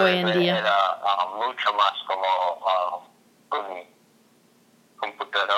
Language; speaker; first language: Spanish; non-native, fluent; English